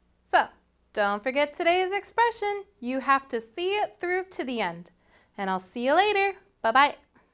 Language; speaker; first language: English; native; English